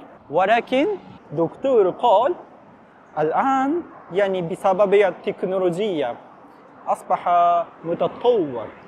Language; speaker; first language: Arabic; non-native, fluent; Japanese